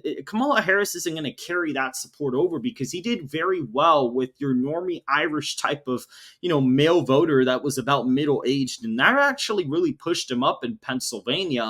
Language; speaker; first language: English; native; English